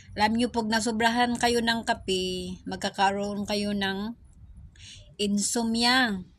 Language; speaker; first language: Filipino; non-native, local second language; Iloko